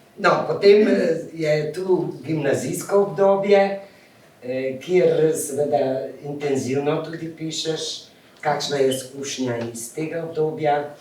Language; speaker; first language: Slovenian; native; Slovenian